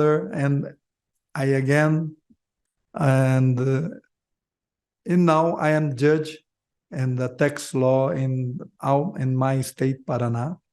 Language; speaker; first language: English; non-native, learner; Portuguese